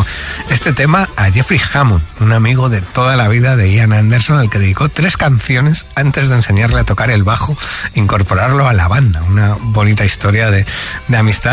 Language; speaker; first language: Spanish; native; Spanish